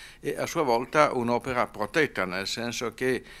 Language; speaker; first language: Italian; native; Italian